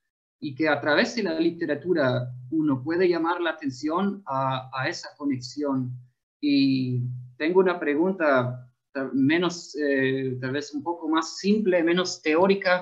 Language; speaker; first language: Spanish; non-native, fluent; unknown